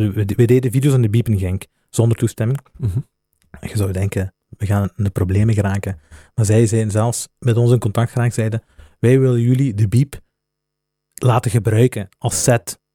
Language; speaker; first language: Dutch; native; Dutch